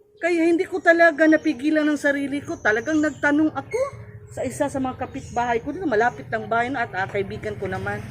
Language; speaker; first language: Filipino; non-native, local second language; Cebuano